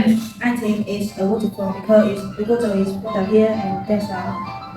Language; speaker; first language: English; non-native, learner; Vietnamese